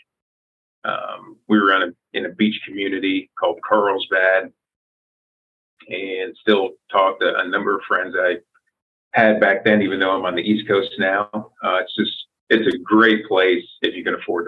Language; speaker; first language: English; native; English